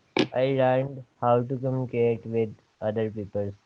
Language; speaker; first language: English; non-native, learner; Urdu